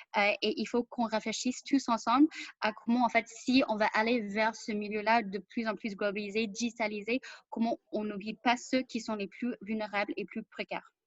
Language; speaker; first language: French; non-native, fluent; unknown